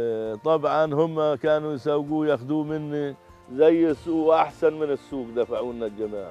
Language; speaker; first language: Arabic; native; Arabic